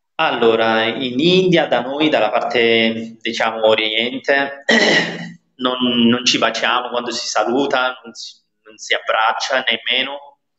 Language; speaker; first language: Italian; non-native, fluent; Nepali